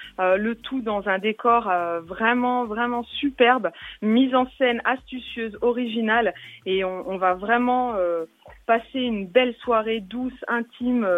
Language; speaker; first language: French; native; French